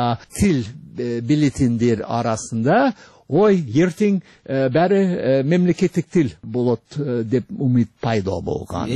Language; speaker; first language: Kazakh; non-native, fluent; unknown